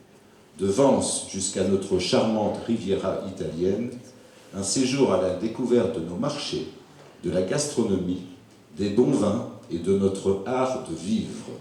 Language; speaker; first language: French; native; French